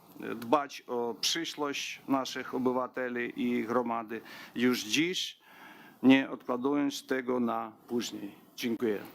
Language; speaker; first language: Polish; non-native, learner; Ukrainian